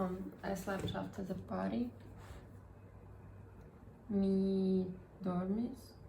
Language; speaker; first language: English; non-native, learner; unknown